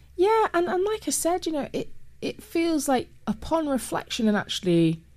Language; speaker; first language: English; native; English